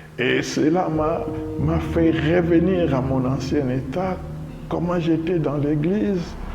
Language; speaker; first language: French; non-native, local second language; Lingala